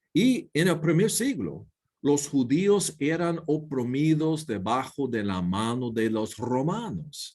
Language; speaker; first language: Spanish; non-native, learner; English